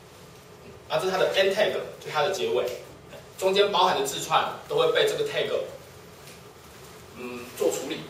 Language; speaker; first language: Chinese; native; Chinese